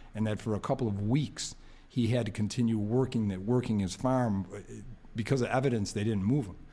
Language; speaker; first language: English; native; English